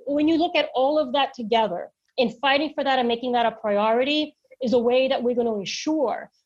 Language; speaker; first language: English; non-native, local second language; Spanish